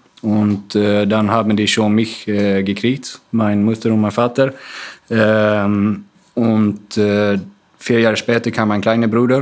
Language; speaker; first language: German; non-native, fluent; Swedish